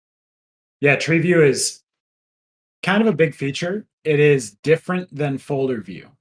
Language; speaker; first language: English; native; English